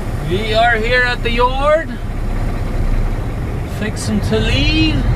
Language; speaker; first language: English; non-native, fluent; Low German